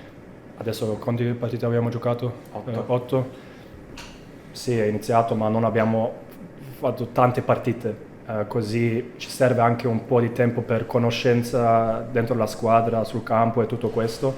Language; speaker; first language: Italian; non-native, fluent; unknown